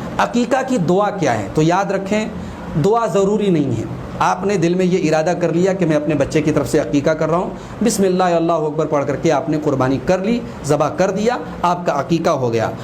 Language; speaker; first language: Urdu; native; Urdu